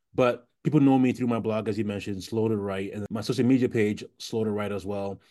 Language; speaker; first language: English; early bilingual, other home language; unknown